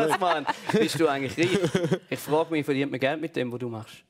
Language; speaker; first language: German; native; German